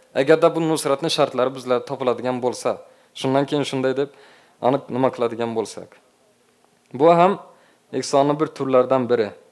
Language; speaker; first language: Uzbek; native; Uzbek